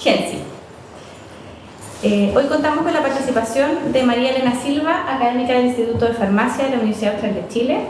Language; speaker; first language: Spanish; native; Spanish